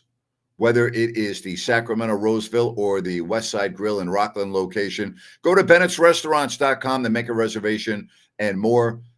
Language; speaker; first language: English; native; English